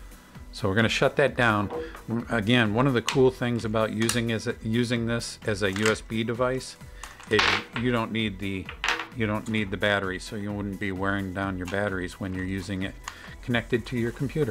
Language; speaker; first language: English; native; English